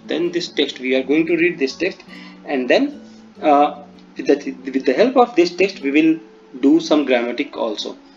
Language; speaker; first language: English; non-native, local second language; Hindi